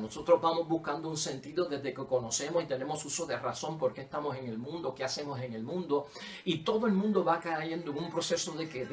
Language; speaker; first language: Spanish; native; Spanish